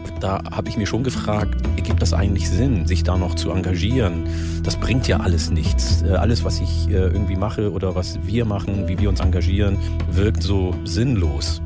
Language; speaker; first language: German; early bilingual, other home language; Oromo